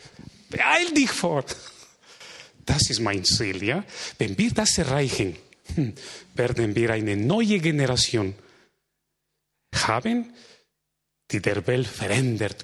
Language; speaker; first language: German; non-native, fluent; Spanish